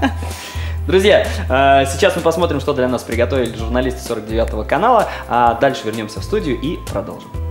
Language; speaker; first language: Russian; native; Russian